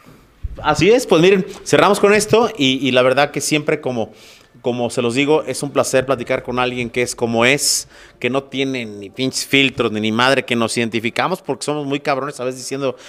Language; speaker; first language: Spanish; native; Spanish